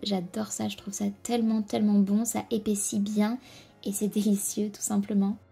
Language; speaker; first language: French; native; French